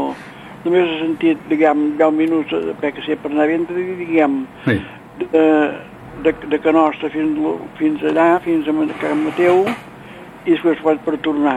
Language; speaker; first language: Catalan; native; Catalan